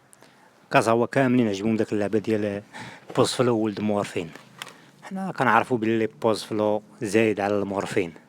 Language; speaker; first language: Arabic; native; Arabic